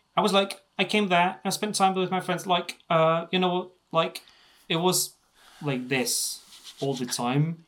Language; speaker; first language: English; non-native, fluent; Russian